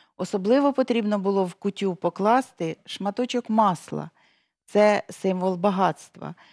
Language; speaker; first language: Ukrainian; native; Ukrainian